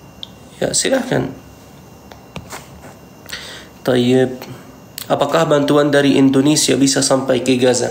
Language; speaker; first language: Indonesian; non-native, fluent; Arabic